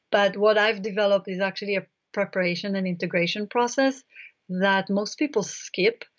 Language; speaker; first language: English; non-native, fluent; Hebrew